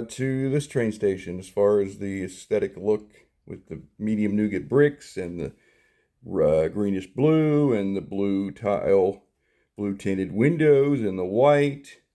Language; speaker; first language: English; native; English